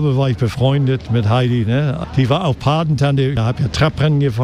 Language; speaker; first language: German; native; German